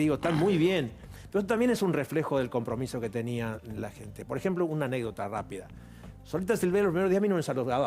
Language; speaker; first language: Spanish; native; Spanish